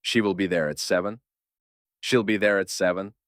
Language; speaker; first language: English; non-native, fluent; Ukrainian